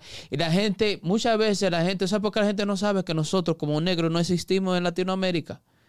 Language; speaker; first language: Spanish; early bilingual, heritage; Spanish